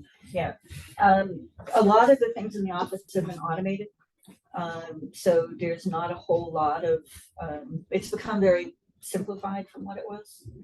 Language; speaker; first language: English; native; English